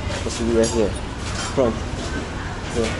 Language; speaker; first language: English; non-native, learner; Korean